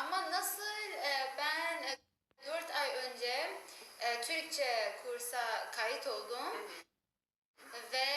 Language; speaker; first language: Turkish; non-native, learner; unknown